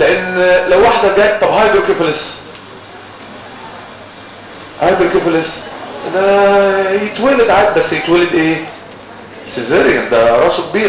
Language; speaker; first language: Arabic; native; Arabic